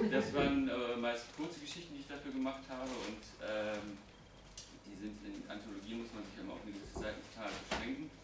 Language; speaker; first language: German; native; German